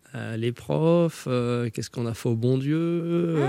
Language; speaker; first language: French; native; French